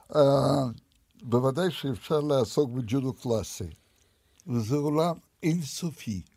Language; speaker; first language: Hebrew; non-native, fluent; Russian